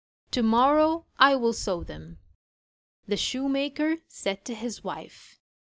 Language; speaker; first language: English; non-native, fluent; Arabic